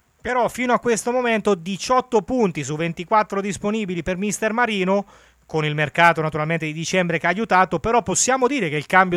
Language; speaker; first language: Italian; native; Italian